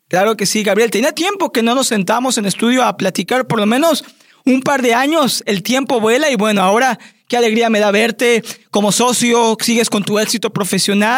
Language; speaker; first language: Spanish; native; Spanish